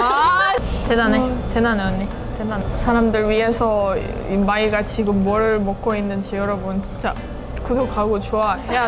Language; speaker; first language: Korean; non-native, fluent; Estonian